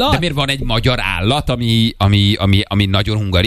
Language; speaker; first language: Hungarian; native; Hungarian